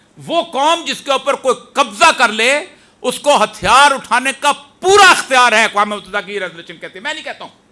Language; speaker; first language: Urdu; non-native, local second language; Punjabi